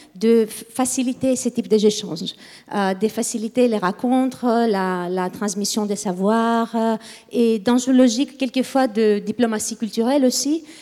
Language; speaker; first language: French; non-native, fluent; Greek